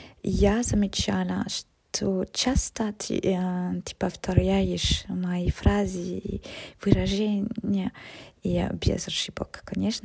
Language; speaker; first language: Russian; non-native, learner; French